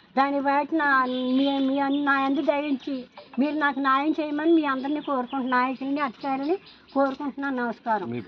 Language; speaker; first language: Telugu; native; Telugu